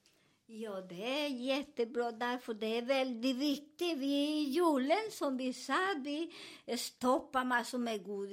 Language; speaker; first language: Swedish; non-native, learner; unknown